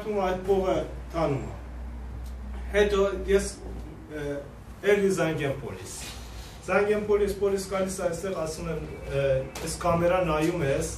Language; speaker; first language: Armenian; non-native, learner; Persian